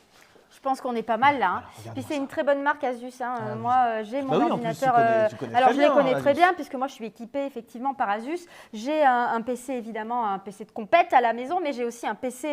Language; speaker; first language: French; native; French